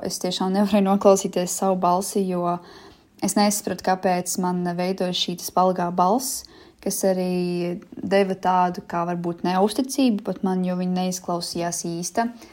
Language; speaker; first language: Latvian; native; Latvian